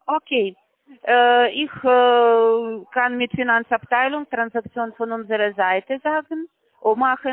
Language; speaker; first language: German; non-native, learner; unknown